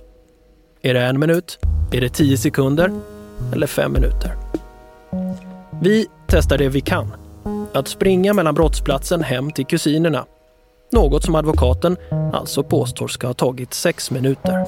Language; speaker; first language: Swedish; native; Swedish